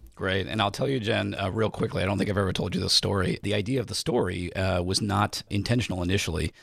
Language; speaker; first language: English; native; English